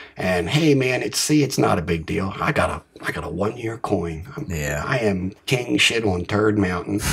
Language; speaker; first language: English; native; English